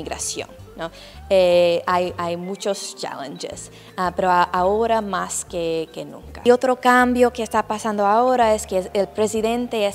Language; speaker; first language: Spanish; non-native, fluent; English